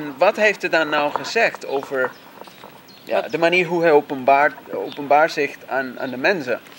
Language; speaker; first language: Dutch; non-native, fluent; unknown